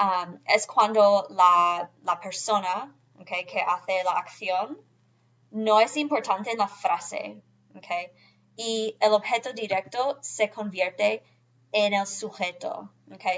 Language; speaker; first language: Spanish; non-native, fluent; English